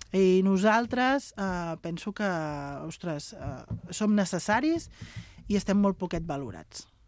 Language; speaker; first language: Catalan; native; Catalan